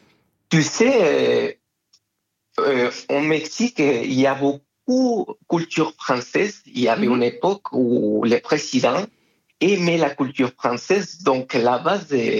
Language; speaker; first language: French; non-native, fluent; Spanish